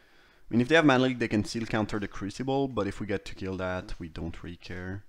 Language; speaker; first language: English; non-native, fluent; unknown